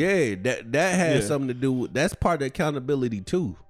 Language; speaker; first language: English; native; English